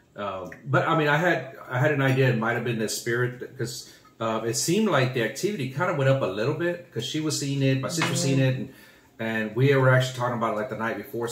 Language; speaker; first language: English; native; English